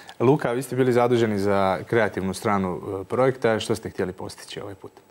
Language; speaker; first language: Croatian; native; Croatian